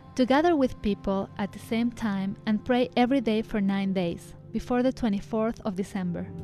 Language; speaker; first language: English; non-native, fluent; Spanish